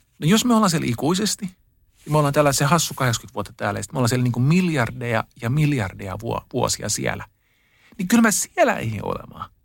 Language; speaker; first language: Finnish; early bilingual, heritage; Finnish